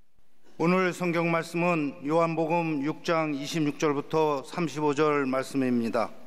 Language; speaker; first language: Korean; native; Korean